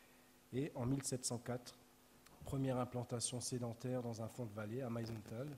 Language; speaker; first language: French; native; French